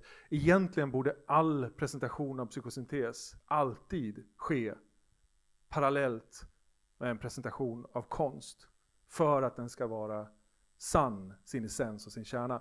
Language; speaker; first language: Swedish; native; Swedish